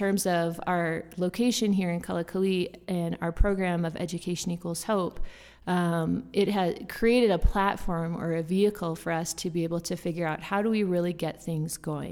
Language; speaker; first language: English; native; English